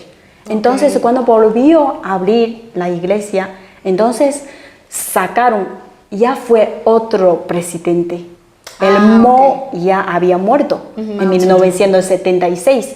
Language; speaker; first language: Spanish; non-native, fluent; Chinese